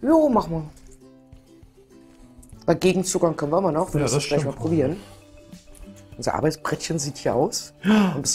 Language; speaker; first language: German; native; German